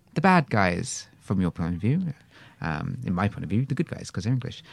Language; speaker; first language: English; native; English